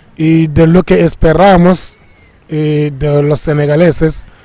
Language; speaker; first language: Spanish; non-native, fluent; Wolof